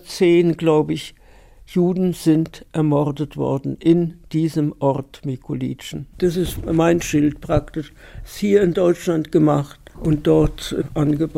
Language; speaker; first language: German; early bilingual, heritage; German